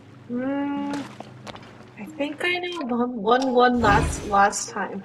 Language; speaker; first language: English; non-native, fluent; Korean